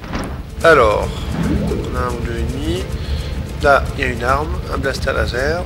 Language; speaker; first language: French; native; French